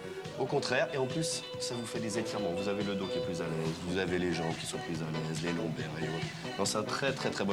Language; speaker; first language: French; native; French